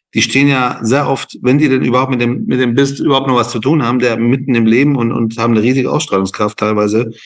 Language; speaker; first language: German; non-native, fluent; Persian